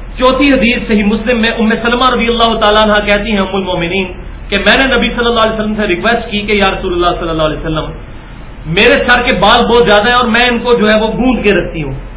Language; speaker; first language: Urdu; non-native, local second language; Punjabi